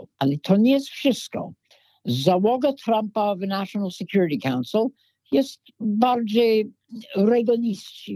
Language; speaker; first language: Polish; non-native, fluent; English